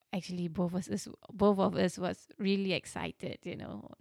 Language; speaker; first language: English; non-native, local second language; Malay